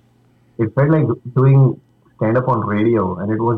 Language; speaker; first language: English; non-native, local second language; Marathi